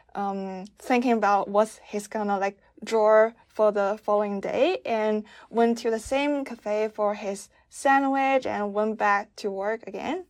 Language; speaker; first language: English; non-native, fluent; Chinese